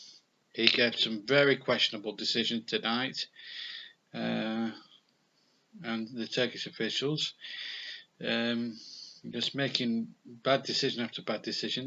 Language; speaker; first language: English; native; English